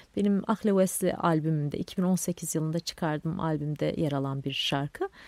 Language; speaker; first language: Turkish; non-native, local second language; Kurdish